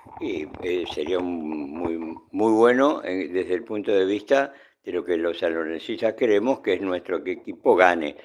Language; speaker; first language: Spanish; native; Spanish